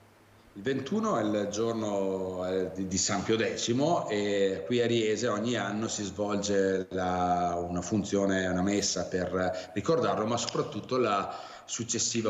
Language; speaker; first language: Italian; native; Italian